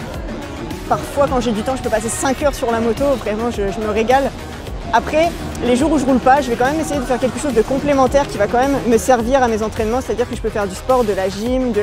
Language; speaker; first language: French; native; French